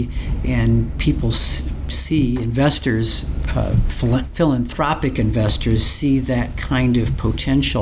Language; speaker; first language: English; native; English